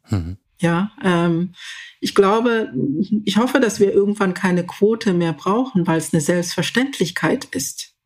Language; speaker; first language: German; early bilingual, other home language; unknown